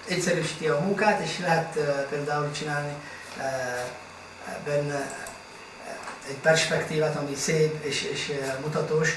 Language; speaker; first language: Hungarian; non-native, fluent; Arabic